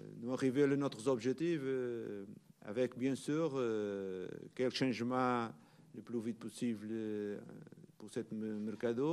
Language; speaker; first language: French; non-native, learner; Portuguese